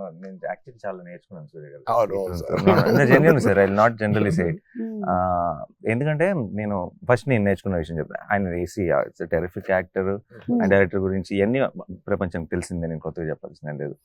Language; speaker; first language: Telugu; native; Telugu